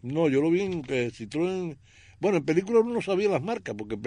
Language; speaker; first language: Spanish; native; Spanish